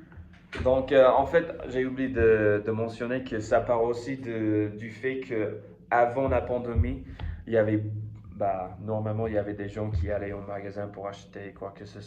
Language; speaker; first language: French; non-native, fluent; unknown